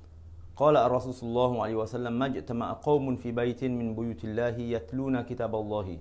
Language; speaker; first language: Arabic; non-native, fluent; Malay